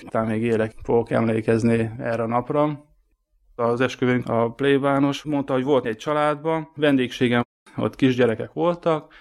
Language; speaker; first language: Hungarian; native; Hungarian